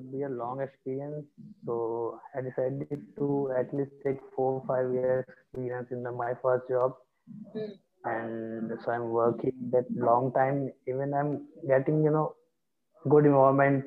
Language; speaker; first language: English; non-native, local second language; Hindi